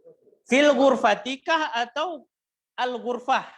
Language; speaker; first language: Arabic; non-native, fluent; Indonesian